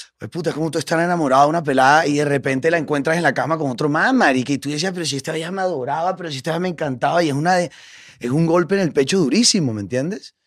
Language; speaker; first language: Spanish; native; Spanish